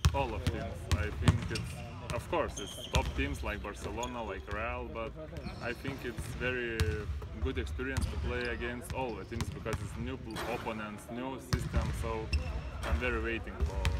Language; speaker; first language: English; non-native, learner; Lithuanian